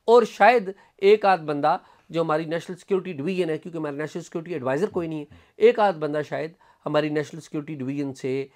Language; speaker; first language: Urdu; non-native, local second language; Punjabi